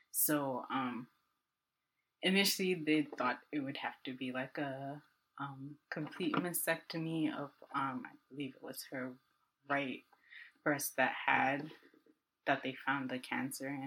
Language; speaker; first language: English; non-native, local second language; Akan